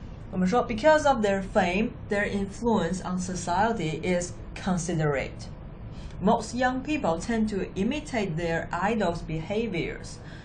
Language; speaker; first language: English; non-native, fluent; Chinese